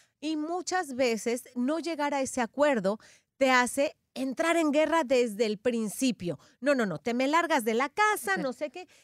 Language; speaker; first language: Spanish; native; Spanish